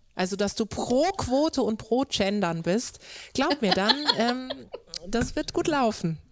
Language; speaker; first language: German; native; German